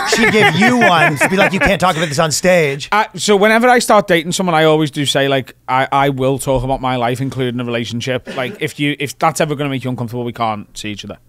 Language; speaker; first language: English; native; English